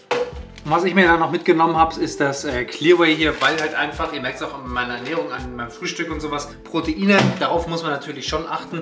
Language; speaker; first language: German; native; German